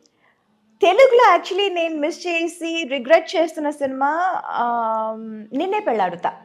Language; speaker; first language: Telugu; non-native, local second language; Tamil